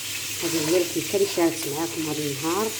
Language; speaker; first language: Arabic; native; Arabic